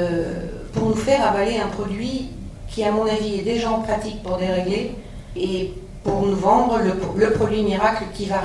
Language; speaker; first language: French; native; French